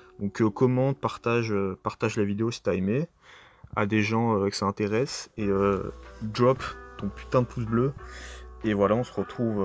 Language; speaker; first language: French; native; French